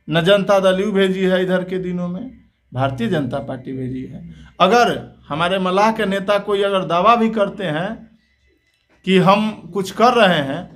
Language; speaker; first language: Hindi; native; Hindi